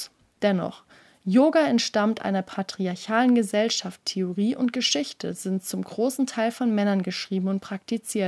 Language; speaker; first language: German; native; German